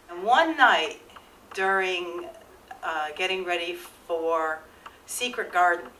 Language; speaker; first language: English; native; English